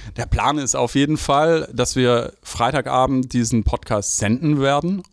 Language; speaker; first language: German; native; German